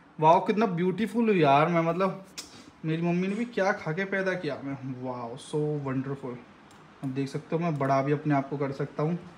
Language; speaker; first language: Hindi; native; Hindi